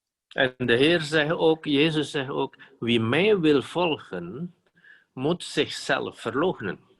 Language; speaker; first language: Dutch; non-native, fluent; Indonesian